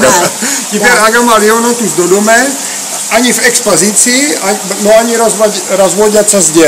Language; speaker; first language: Russian; non-native, fluent; Czech